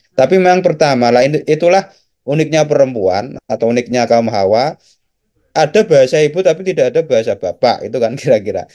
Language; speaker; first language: Indonesian; non-native, local second language; Javanese